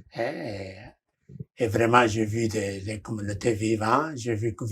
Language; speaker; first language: French; non-native, fluent; Spanish